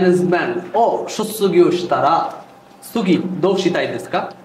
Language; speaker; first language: Japanese; non-native, learner; Bangla